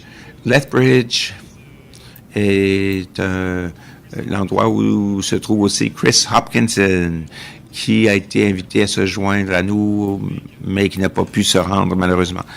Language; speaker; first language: French; native; French